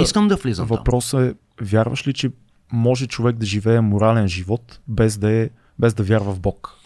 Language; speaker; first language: Bulgarian; native; Bulgarian